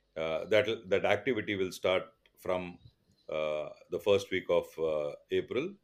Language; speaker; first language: English; non-native, local second language; Tulu